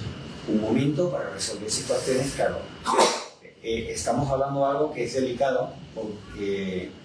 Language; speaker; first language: Spanish; native; Spanish